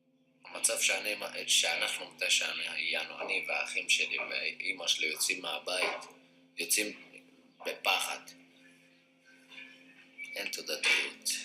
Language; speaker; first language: Hebrew; non-native, learner; Arabic